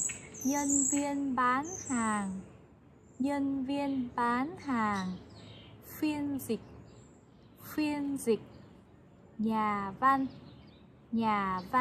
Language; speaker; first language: Vietnamese; non-native, fluent; Korean